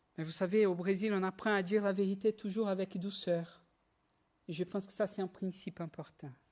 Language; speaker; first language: French; non-native, fluent; Portuguese